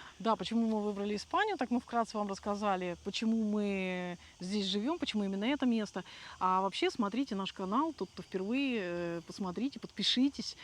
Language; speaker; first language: Russian; native; Russian